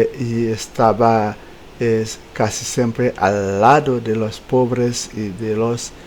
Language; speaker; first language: Spanish; non-native, fluent; Haitian Creole